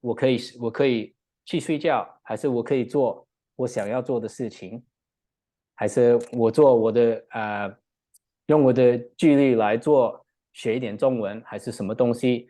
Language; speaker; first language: Chinese; non-native, learner; English